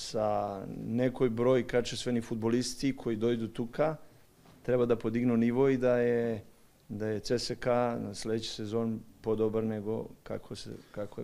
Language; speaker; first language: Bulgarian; non-native, learner; Serbian